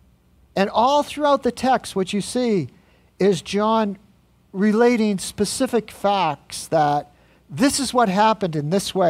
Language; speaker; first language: English; native; English